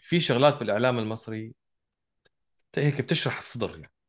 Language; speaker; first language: Arabic; native; Arabic